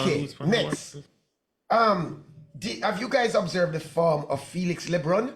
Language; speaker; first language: English; native; English